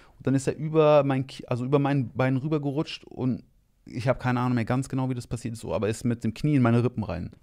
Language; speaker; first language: German; native; German